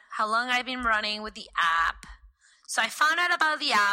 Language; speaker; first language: English; non-native, fluent; Spanish